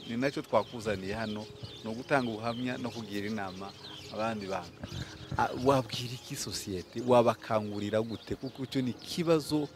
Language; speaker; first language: Kinyarwanda; early bilingual, heritage; Kinyarwanda